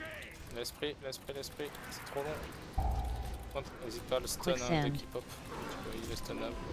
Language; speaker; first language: French; native; French